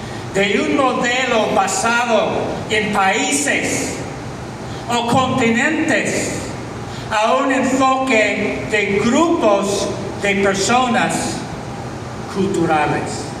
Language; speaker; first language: Spanish; non-native, fluent; English